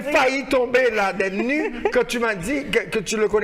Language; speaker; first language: French; non-native, local second language; Haitian Creole